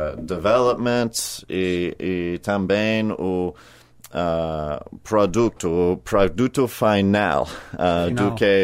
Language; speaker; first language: Portuguese; non-native, learner; English